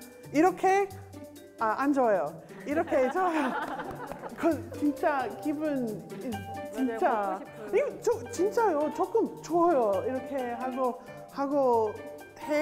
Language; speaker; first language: Korean; non-native, learner; English